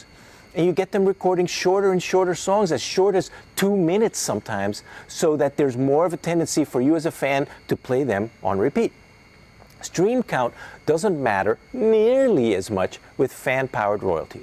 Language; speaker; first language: English; native; English